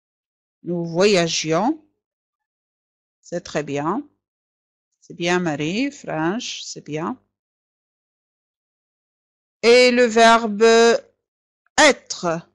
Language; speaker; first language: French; non-native, fluent; Arabic